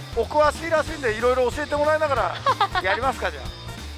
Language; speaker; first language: Japanese; native; Japanese